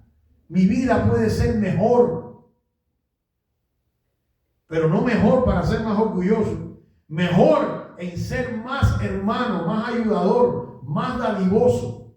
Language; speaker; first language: Spanish; native; Spanish